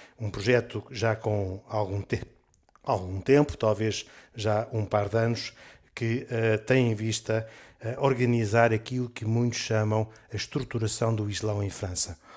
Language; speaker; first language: Portuguese; native; Portuguese